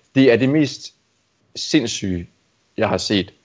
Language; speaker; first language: Danish; native; Danish